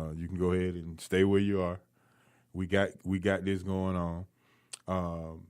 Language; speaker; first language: English; native; English